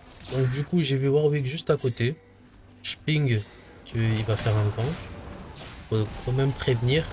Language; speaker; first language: French; native; French